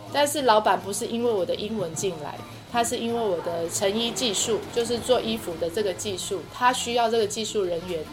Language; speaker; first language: Chinese; non-native, local second language; Amis